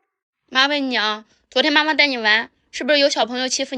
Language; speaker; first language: Chinese; native; Chinese